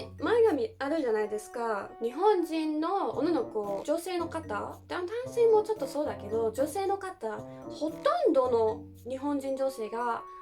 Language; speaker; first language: Japanese; non-native, fluent; German